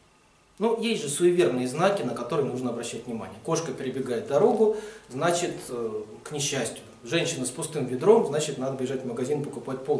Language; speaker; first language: Russian; native; Russian